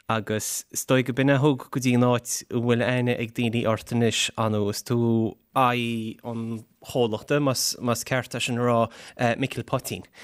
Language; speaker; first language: Irish; native; Irish